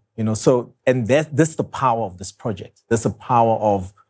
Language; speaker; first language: English; non-native, local second language; Zulu